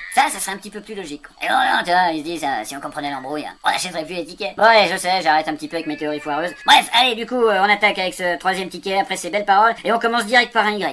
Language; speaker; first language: French; native; French